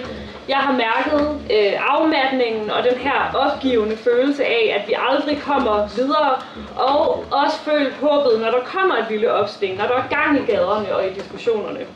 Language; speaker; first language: Danish; native; Danish